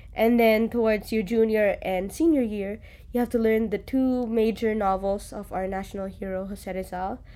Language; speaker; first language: English; native; English